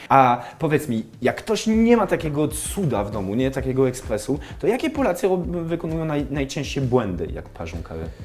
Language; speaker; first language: Polish; early bilingual, heritage; French